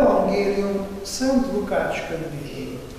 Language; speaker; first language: Hungarian; non-native, fluent; Italian